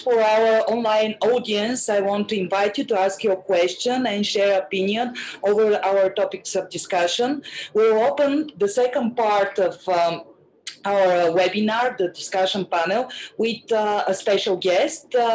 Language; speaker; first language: English; non-native, fluent; Bulgarian